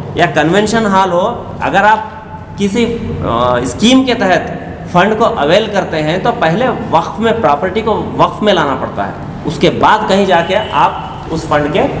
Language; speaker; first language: Hindi; non-native, local second language; Urdu